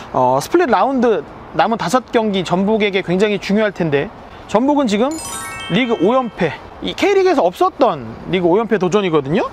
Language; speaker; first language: Korean; native; Korean